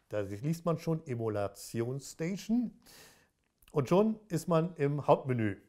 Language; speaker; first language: German; native; German